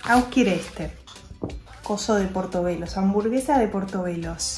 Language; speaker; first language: Spanish; native; Spanish